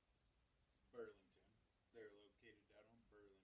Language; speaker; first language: English; native; English